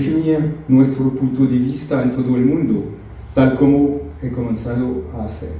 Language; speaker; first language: Spanish; non-native, fluent; French